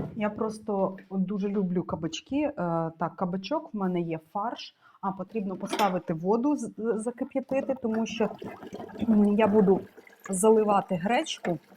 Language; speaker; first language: Ukrainian; non-native, local second language; Russian